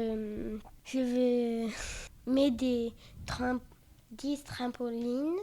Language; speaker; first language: French; non-native, learner; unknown